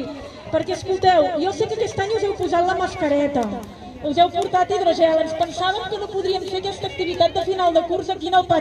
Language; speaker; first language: Catalan; native; Catalan